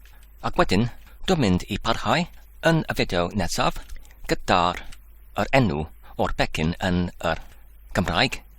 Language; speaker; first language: Welsh; non-native, learner; English